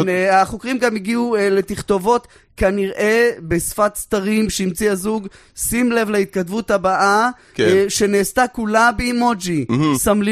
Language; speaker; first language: Hebrew; native; Hebrew